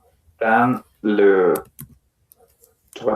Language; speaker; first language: French; non-native, learner; Spanish